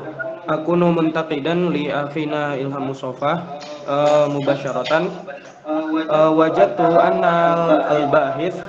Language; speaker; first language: Arabic; non-native, fluent; Indonesian